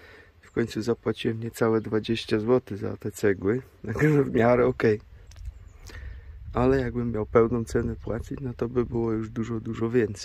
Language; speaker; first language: Polish; native; Polish